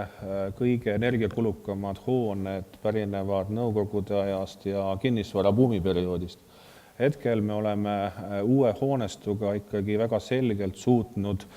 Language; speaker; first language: Estonian; native; Estonian